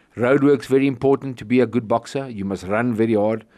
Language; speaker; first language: English; native; English